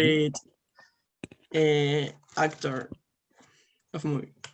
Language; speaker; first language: English; non-native, learner; Spanish